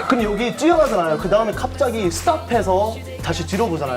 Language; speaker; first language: Korean; non-native, fluent; English